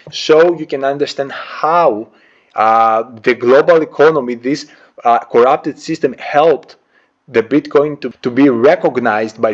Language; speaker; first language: English; non-native, fluent; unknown